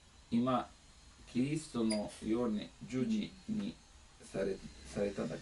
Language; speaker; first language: Japanese; non-native, learner; Italian